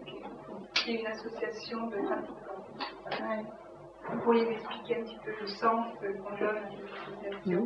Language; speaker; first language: French; native; French